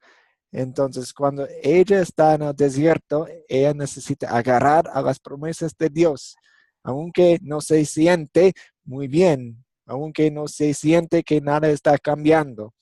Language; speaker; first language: Spanish; non-native, fluent; English